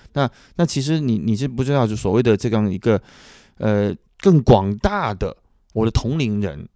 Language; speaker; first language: Chinese; native; Chinese